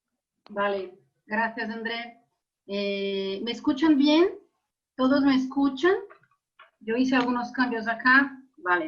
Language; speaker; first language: Spanish; non-native, fluent; Portuguese